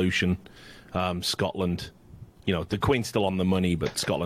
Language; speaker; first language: English; native; English